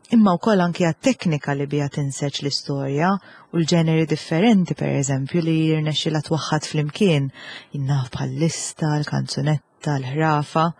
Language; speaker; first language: Maltese; native; Maltese